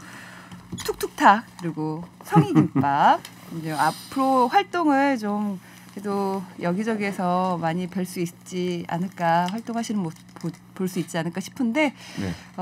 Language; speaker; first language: Korean; native; Korean